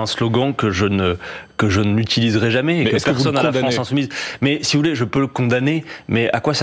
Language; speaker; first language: French; native; French